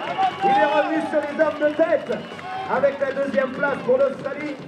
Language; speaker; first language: French; native; French